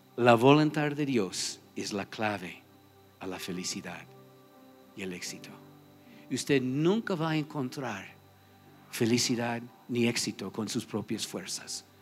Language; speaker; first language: Spanish; non-native, fluent; English